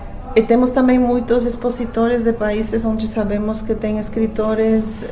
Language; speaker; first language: Portuguese; non-native, fluent; Spanish